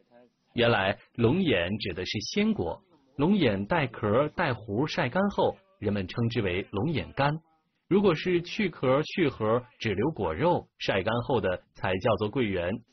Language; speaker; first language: Chinese; native; Chinese